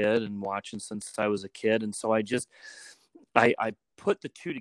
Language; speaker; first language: English; native; English